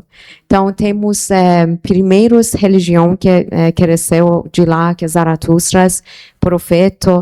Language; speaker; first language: Portuguese; non-native, fluent; Persian